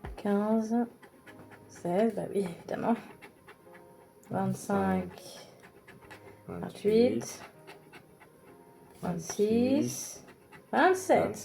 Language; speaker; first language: French; native; French